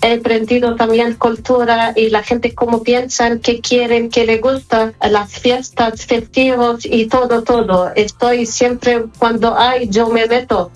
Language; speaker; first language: Spanish; non-native, fluent; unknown